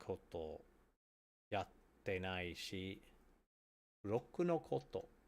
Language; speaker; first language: Japanese; non-native, learner; English